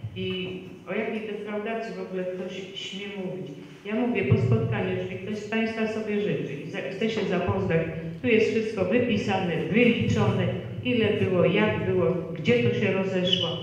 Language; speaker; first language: Polish; native; Polish